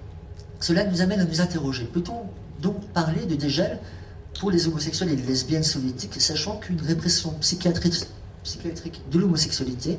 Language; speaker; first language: French; native; French